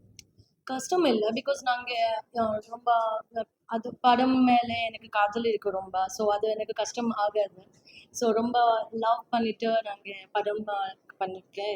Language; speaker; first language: Tamil; non-native, fluent; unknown